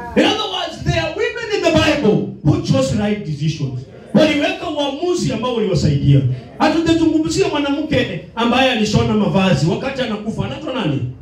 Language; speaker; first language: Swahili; non-native, local second language; Luyia